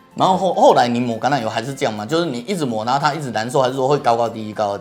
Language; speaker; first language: Chinese; native; Chinese